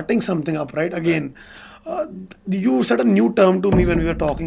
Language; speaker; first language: English; non-native, local second language; Hindi